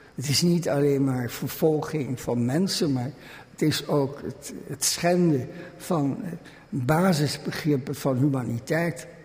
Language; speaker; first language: Dutch; early bilingual, other home language; German